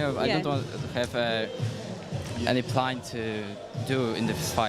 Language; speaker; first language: English; non-native, learner; Polish